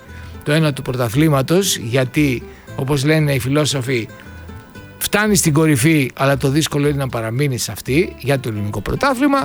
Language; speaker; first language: Greek; native; Greek